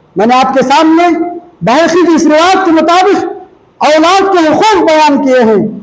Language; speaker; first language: Urdu; native; Urdu